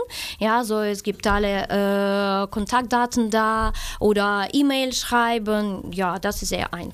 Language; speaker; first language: German; non-native, learner; Ukrainian